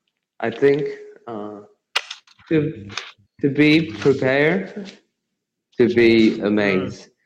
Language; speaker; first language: English; non-native, learner; Chinese